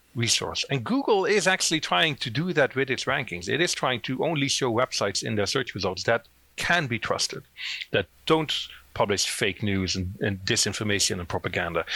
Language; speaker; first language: English; non-native, fluent; Dutch